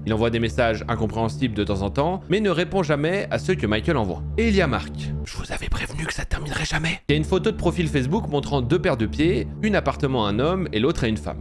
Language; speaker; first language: French; native; French